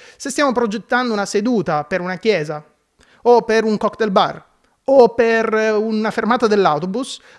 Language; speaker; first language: Italian; native; Italian